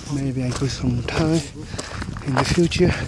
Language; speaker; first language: English; non-native, learner; French